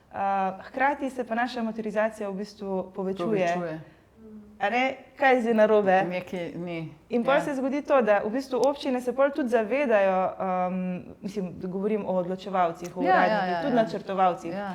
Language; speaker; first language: Slovenian; native; Slovenian